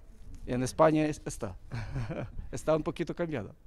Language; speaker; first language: Spanish; non-native, learner; Ukrainian